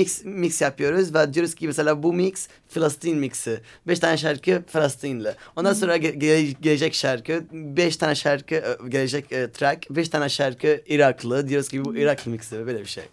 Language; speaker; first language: Turkish; non-native, learner; Arabic